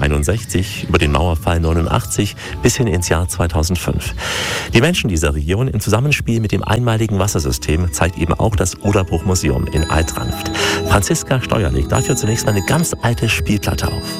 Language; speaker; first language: German; native; German